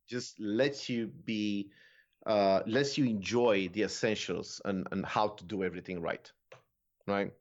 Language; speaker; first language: English; non-native, fluent; Romanian